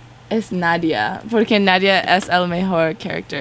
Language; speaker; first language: Spanish; non-native, learner; English